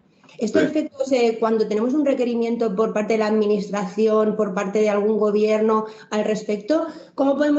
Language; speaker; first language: Spanish; native; Spanish